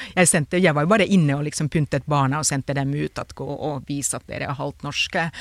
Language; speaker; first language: Norwegian; non-native, fluent; Finnish